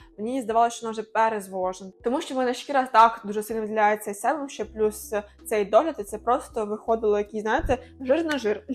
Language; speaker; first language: Ukrainian; non-native, local second language; Russian